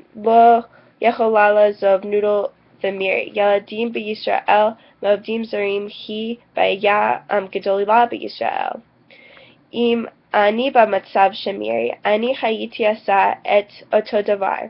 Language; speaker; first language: Hebrew; non-native, learner; English